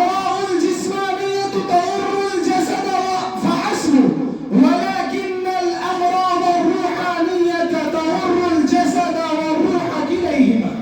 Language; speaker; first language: Arabic; non-native, learner; Urdu